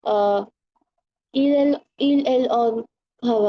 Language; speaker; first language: French; non-native, learner; Bangla